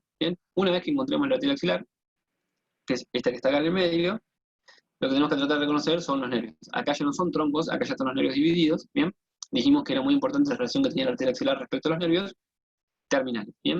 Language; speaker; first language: Spanish; native; Spanish